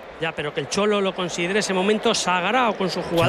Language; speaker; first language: Spanish; native; Spanish